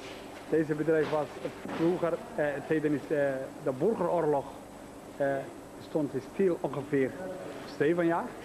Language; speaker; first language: Dutch; non-native, learner; Somali